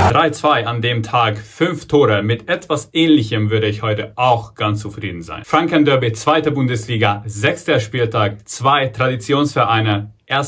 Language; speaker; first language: German; non-native, fluent; Hungarian